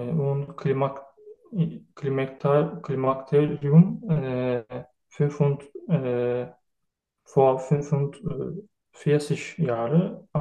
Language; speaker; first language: German; non-native, learner; Turkish